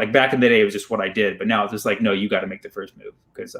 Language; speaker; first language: English; early bilingual, other home language; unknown